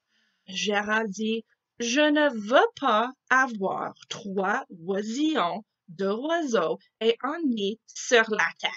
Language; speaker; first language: French; non-native, fluent; English